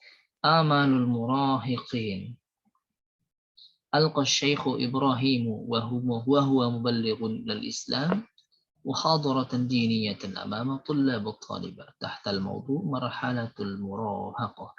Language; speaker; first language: Arabic; non-native, fluent; Indonesian